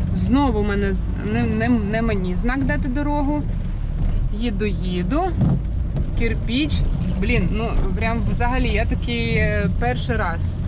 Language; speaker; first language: Ukrainian; non-native, local second language; Russian